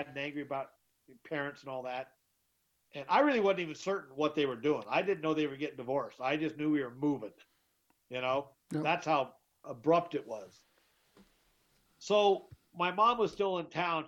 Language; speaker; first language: English; native; English